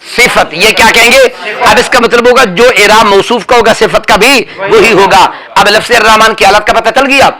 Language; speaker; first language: Urdu; non-native, local second language; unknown